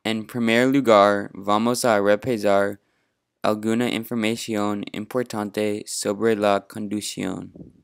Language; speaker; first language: Spanish; non-native, learner; English